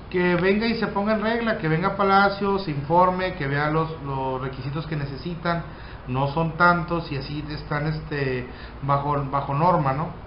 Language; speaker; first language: Spanish; native; Spanish